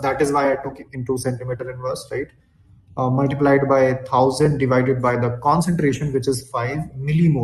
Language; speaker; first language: English; non-native, local second language; Hindi